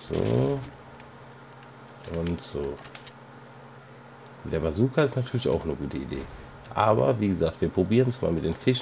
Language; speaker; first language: German; native; German